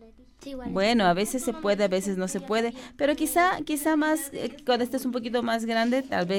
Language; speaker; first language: Spanish; native; Spanish